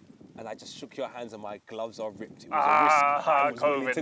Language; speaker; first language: English; native; English